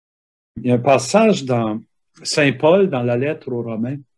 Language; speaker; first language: French; native; French